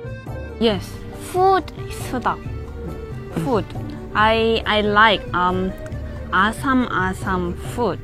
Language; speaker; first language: English; non-native, learner; Korean